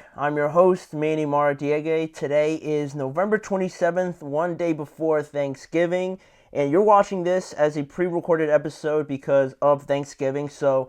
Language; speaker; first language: English; native; English